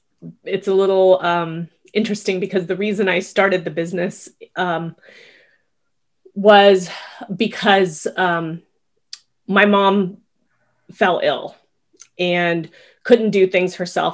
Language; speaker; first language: English; native; English